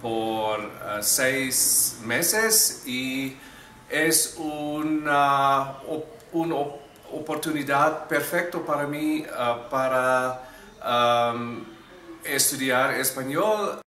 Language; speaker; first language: Spanish; non-native, learner; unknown